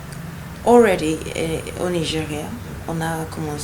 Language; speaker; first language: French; non-native, learner; Yoruba